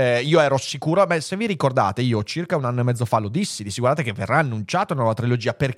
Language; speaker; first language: Italian; native; Italian